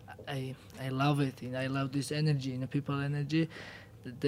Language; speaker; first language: English; non-native, learner; Georgian